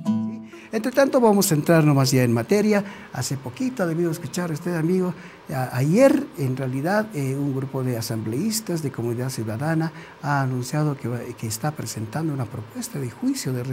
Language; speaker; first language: Spanish; native; Spanish